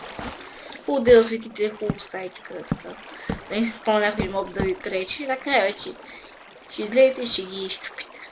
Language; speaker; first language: Bulgarian; native; Bulgarian